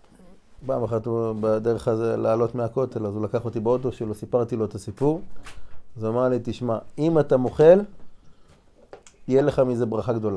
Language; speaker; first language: Hebrew; non-native, fluent; English